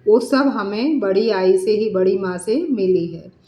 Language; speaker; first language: Hindi; non-native, local second language; Marathi